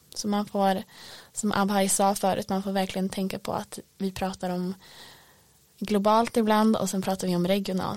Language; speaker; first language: Swedish; native; Swedish